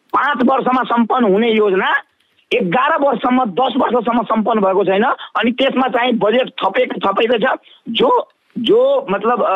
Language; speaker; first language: Nepali; non-native, local second language; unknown